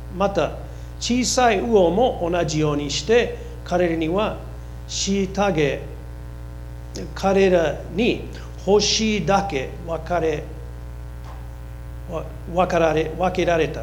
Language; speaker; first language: Japanese; non-native, fluent; English